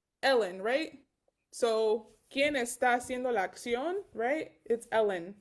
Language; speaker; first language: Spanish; early bilingual, heritage; Spanish